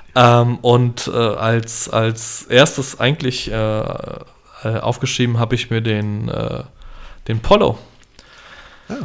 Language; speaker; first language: German; early bilingual, other home language; Polish